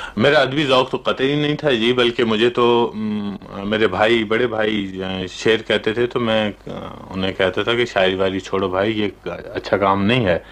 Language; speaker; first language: Urdu; non-native, local second language; Pashto